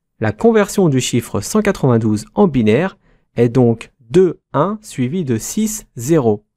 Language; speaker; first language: French; native; French